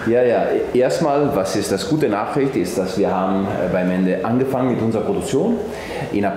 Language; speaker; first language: German; non-native, fluent; Italian